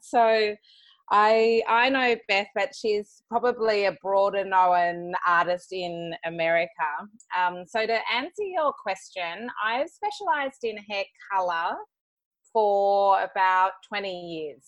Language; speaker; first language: English; native; English